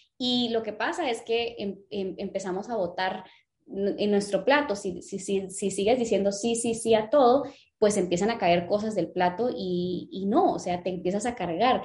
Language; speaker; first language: Spanish; early bilingual, other home language; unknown